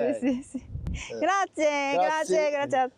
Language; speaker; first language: Italian; non-native, learner; Korean